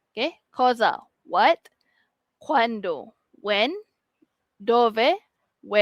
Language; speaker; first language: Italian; non-native, fluent; Malay